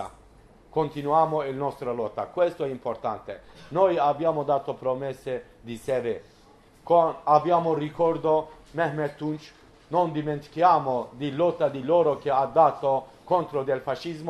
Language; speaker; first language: Italian; non-native, learner; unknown